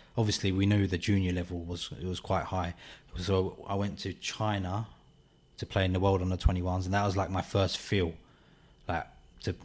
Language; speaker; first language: English; native; English